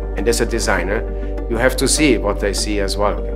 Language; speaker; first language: English; non-native, fluent; German